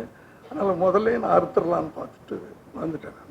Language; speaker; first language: Tamil; native; Tamil